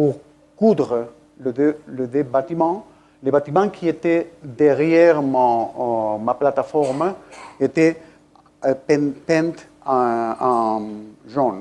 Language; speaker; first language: French; non-native, fluent; Spanish